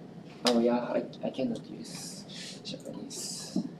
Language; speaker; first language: English; non-native, local second language; Japanese